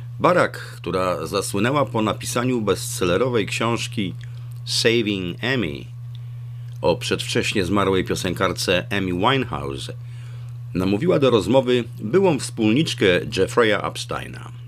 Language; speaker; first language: Polish; native; Polish